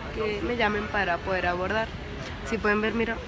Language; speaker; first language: Spanish; native; Spanish